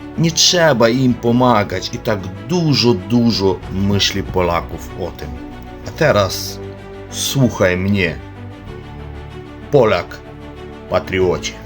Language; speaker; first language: Polish; non-native, learner; Ukrainian